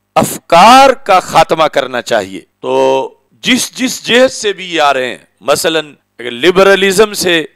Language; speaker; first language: Urdu; non-native, local second language; Punjabi